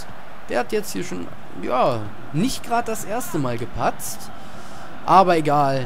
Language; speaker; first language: German; native; German